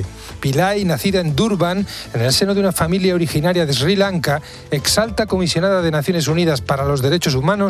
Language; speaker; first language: Spanish; native; Spanish